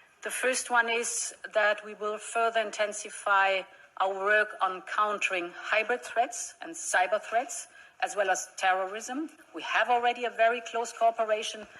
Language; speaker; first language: English; non-native, fluent; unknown